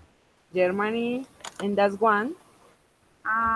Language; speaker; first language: English; non-native, local second language; Spanish